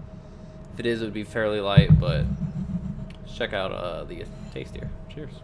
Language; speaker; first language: English; native; English